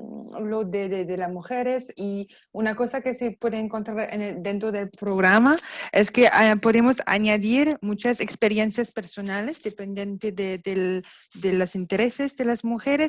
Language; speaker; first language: Spanish; non-native, fluent; French